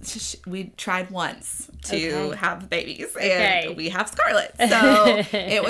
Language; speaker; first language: English; native; English